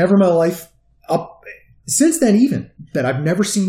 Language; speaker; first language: English; native; English